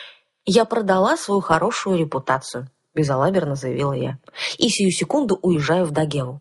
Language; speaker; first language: Russian; native; Russian